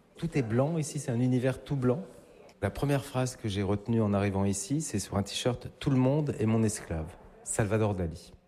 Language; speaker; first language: French; native; French